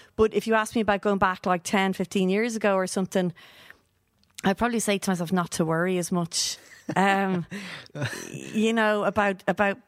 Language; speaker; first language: English; native; English